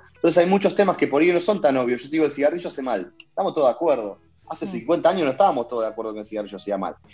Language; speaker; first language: Spanish; native; Spanish